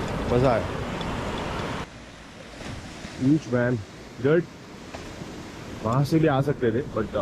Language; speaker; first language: Hindi; non-native, local second language; Tamil